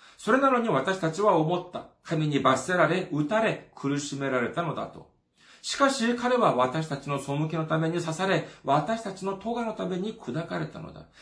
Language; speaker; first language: Japanese; non-native, fluent; Korean